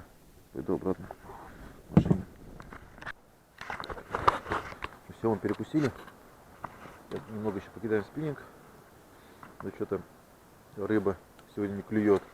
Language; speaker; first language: Russian; native; Russian